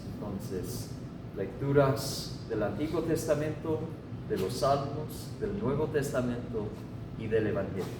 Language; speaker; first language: Spanish; non-native, fluent; English